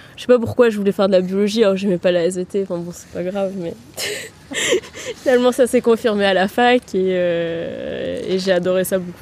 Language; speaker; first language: French; early bilingual, heritage; German